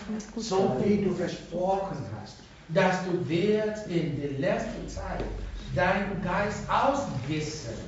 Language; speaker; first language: German; non-native, fluent; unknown